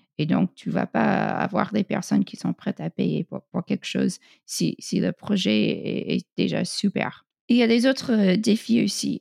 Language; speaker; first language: French; non-native, fluent; English